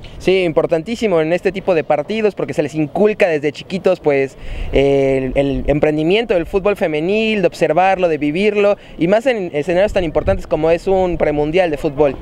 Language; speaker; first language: Spanish; native; Spanish